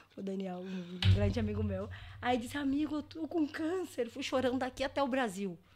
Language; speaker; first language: Portuguese; native; Portuguese